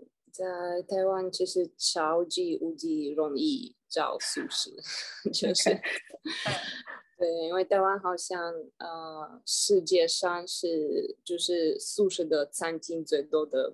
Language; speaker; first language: Chinese; non-native, fluent; Russian